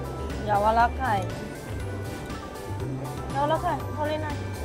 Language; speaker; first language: Japanese; non-native, fluent; Chinese